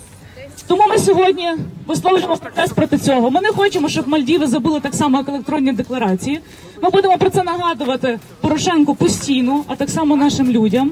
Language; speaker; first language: Ukrainian; native; Ukrainian